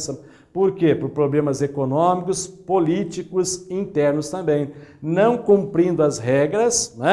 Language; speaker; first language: Portuguese; native; Portuguese